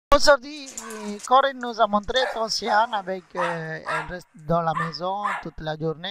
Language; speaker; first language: French; non-native, learner; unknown